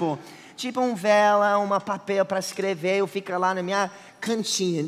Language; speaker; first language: Portuguese; non-native, fluent; English